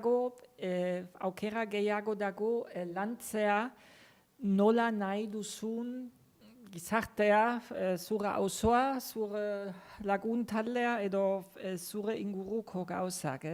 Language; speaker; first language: Basque; non-native, fluent; German